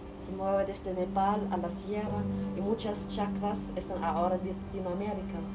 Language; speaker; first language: Spanish; non-native, learner; German